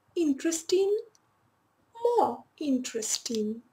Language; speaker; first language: English; non-native, fluent; Russian